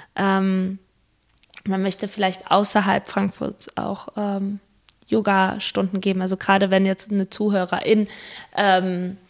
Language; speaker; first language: German; early bilingual, other home language; Spanish